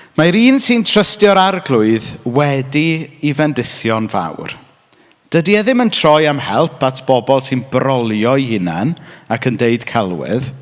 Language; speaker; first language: Welsh; native; Welsh